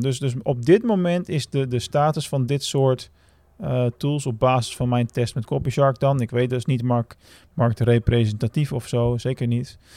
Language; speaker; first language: Dutch; native; Dutch